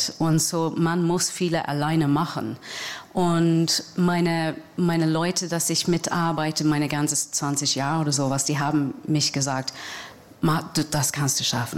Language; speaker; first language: German; non-native, fluent; English